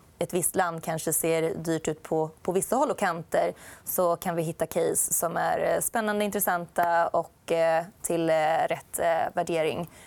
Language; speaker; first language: Swedish; native; Swedish